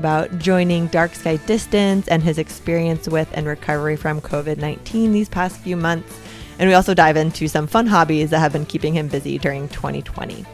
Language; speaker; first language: English; native; English